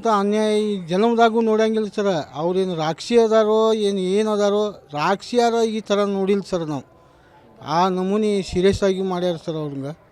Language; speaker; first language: Kannada; non-native, local second language; Lambadi